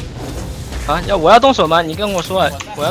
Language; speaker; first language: Chinese; native; Chinese